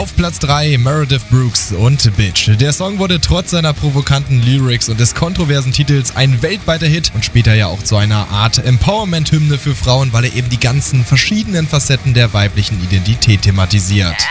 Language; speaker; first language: German; native; German